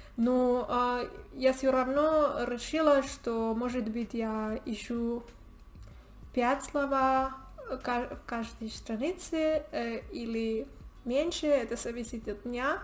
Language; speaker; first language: Russian; non-native, learner; Spanish